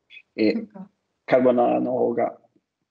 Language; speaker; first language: Japanese; non-native, learner; Italian